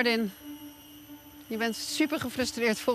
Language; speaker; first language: Dutch; native; Dutch